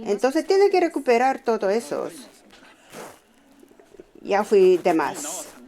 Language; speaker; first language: Spanish; non-native, fluent; Korean